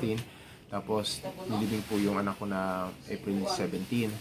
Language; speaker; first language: Filipino; native; Filipino